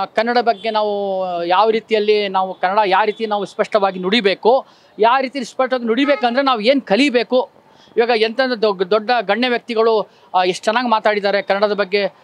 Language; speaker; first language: Kannada; non-native, local second language; Urdu